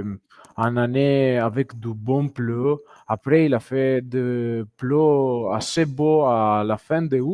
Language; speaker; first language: French; non-native, fluent; Italian